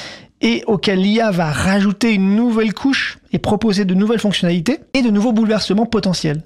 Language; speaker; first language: French; native; French